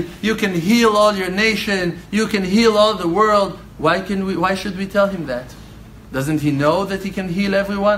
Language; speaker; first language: English; non-native, fluent; Hebrew